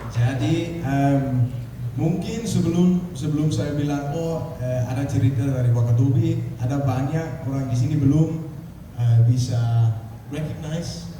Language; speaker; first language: Indonesian; non-native, fluent; Danish